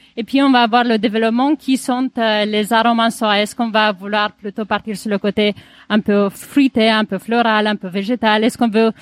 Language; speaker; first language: French; non-native, fluent; Romanian